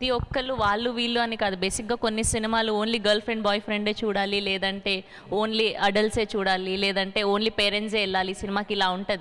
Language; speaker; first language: Telugu; native; Telugu